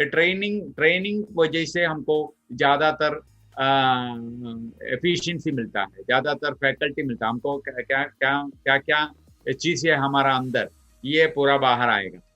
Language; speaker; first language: Hindi; non-native, local second language; Malayalam